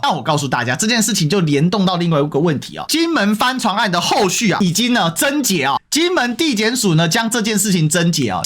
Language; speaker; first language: Chinese; native; Chinese